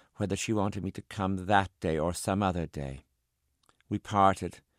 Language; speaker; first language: English; native; English